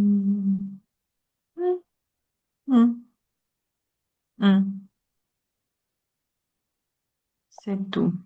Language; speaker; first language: French; non-native, learner; Chinese